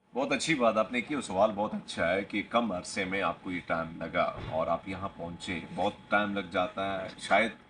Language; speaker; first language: Urdu; non-native, local second language; Pashto